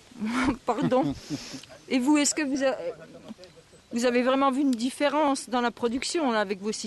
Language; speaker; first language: French; native; French